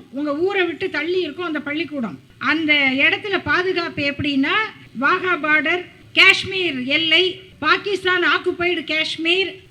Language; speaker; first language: Tamil; native; Tamil